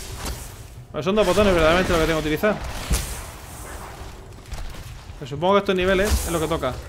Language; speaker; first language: Spanish; native; Spanish